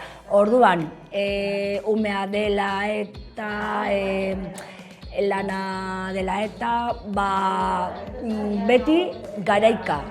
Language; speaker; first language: Basque; non-native, local second language; Spanish